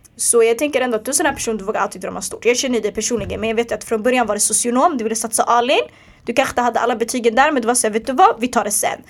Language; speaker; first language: Swedish; early bilingual, other home language; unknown